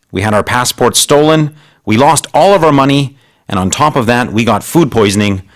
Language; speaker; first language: English; native; English